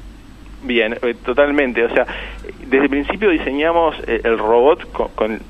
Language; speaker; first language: Spanish; native; Spanish